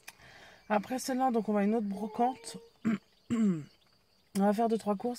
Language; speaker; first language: French; native; French